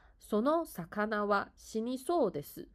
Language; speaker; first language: Japanese; non-native, fluent; Chinese